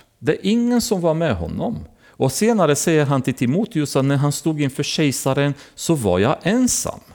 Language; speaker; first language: Swedish; non-native, fluent; Romanian